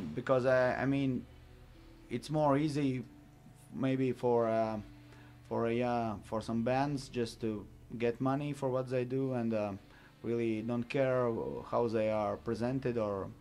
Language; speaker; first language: English; non-native, fluent; Latvian